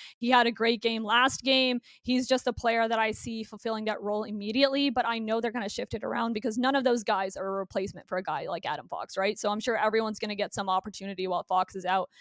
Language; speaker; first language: English; native; English